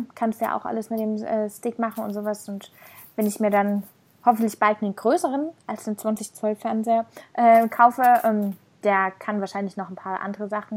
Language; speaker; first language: German; native; German